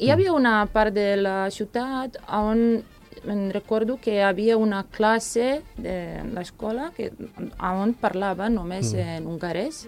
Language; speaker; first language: Catalan; non-native, fluent; Serbian